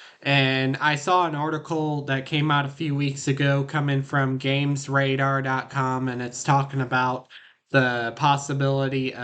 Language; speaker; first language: English; native; English